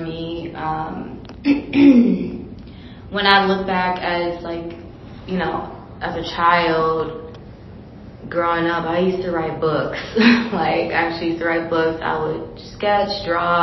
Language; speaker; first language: English; native; English